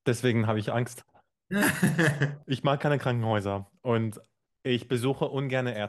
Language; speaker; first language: German; non-native, fluent; Arabic